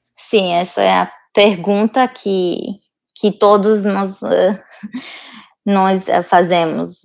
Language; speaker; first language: Portuguese; non-native, fluent; Romanian